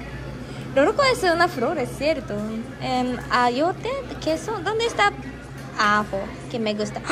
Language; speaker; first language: Spanish; non-native, learner; Japanese